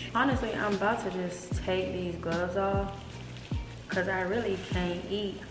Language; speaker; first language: English; native; English